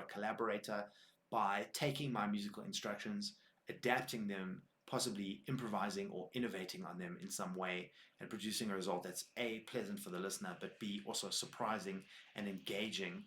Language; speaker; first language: English; native; English